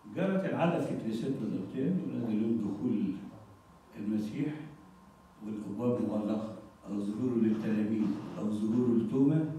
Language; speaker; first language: Arabic; native; Arabic